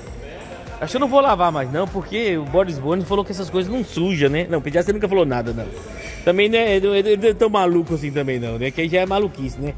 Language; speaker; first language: Portuguese; native; Portuguese